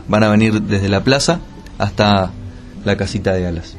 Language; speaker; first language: Spanish; native; Spanish